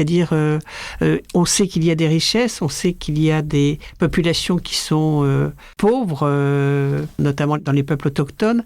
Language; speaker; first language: French; native; French